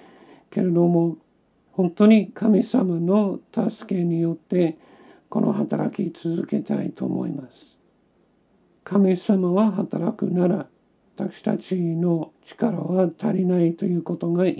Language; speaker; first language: Japanese; non-native, learner; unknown